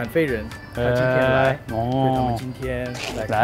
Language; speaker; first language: Chinese; non-native, fluent; English